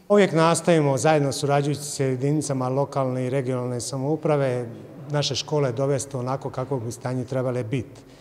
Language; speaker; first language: Croatian; native; Croatian